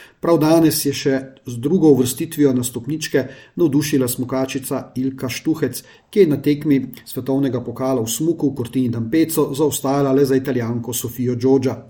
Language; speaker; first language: Slovenian; native; Slovenian